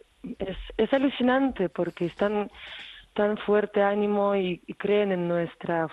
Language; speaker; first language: Spanish; non-native, fluent; Ukrainian